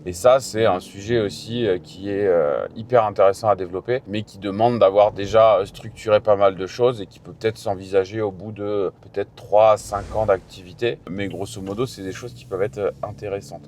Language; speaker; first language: French; native; French